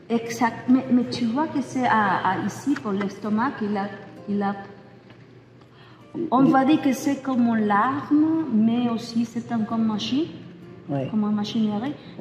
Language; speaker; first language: French; non-native, learner; Spanish